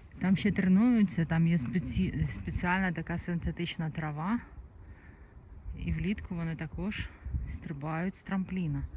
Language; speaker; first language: Ukrainian; native; Ukrainian